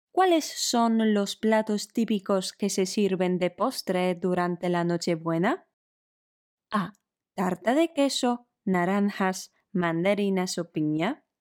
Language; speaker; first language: Spanish; non-native, fluent; Polish